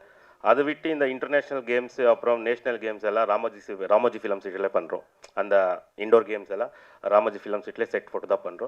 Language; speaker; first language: Tamil; non-native, fluent; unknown